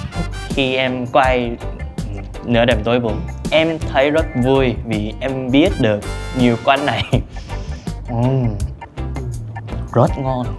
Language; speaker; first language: Vietnamese; non-native, fluent; Korean